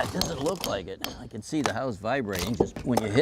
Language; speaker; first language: English; native; English